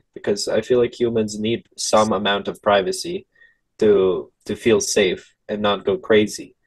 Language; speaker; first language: English; early bilingual, other home language; Russian